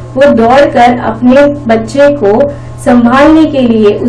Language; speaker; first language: Hindi; non-native, local second language; Marathi